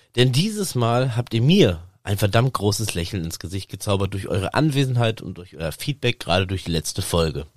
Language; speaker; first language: German; native; German